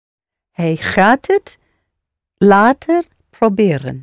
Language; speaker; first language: Dutch; non-native, learner; English